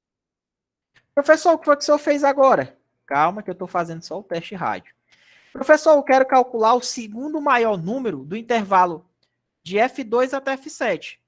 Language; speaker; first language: Portuguese; native; Portuguese